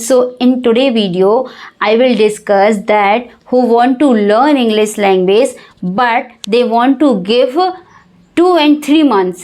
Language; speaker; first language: English; non-native, learner; Hindi